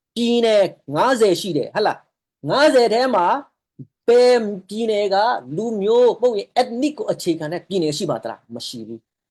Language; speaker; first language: Burmese; non-native, local second language; Hakha Chin